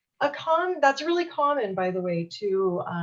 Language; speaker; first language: English; native; English